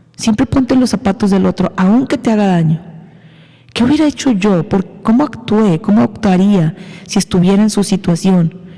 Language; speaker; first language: Spanish; native; Spanish